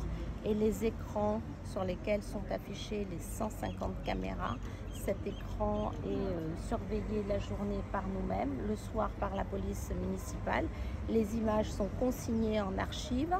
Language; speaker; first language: French; native; French